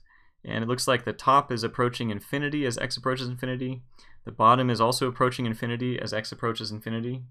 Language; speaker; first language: English; native; English